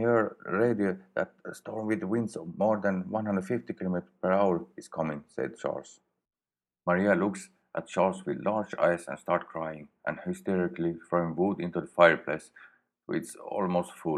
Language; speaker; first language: English; non-native, learner; Swedish